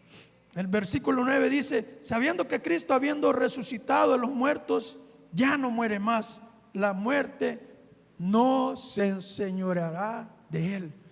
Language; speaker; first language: Spanish; native; Spanish